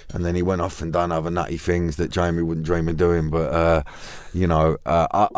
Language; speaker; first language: English; native; English